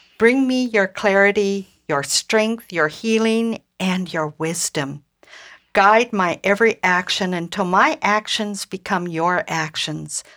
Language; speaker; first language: English; native; English